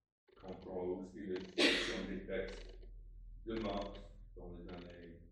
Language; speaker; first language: French; non-native, fluent; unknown